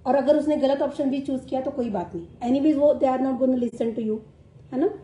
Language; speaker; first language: Hindi; non-native, local second language; Marathi